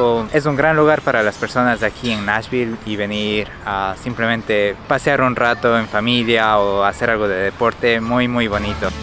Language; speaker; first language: Spanish; native; Spanish